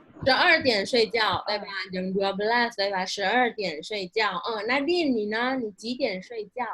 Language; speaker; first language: Chinese; non-native, fluent; Indonesian